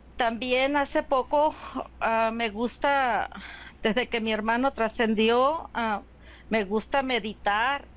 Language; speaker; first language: Spanish; native; Spanish